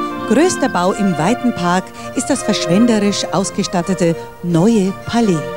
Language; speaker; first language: German; native; German